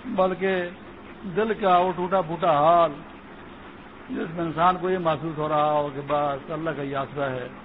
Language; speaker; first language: Urdu; non-native, local second language; Pashto